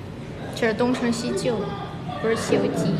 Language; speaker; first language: Chinese; native; Chinese